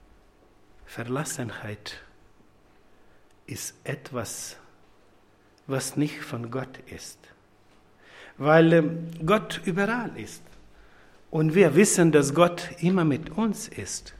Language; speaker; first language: German; non-native, fluent; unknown